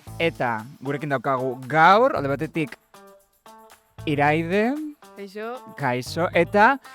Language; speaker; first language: Basque; non-native, local second language; Spanish